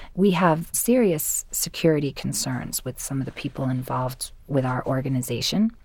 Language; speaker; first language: English; native; English